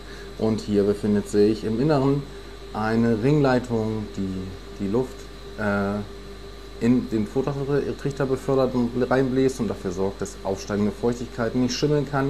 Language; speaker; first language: German; native; German